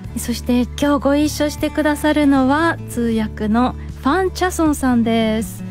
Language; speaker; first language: Japanese; native; Japanese